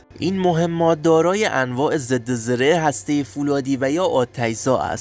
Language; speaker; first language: Persian; native; Persian